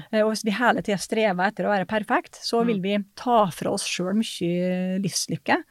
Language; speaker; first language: Norwegian; native; Norwegian